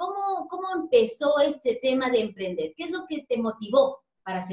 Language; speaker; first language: Spanish; native; Spanish